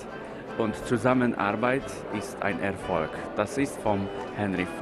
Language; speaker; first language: German; non-native, local second language; Hungarian